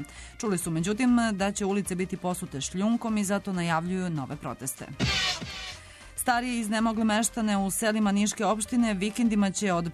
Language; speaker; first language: Serbian; native; Serbian